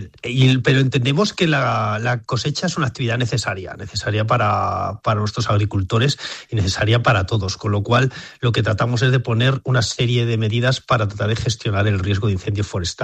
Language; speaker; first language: Spanish; native; Spanish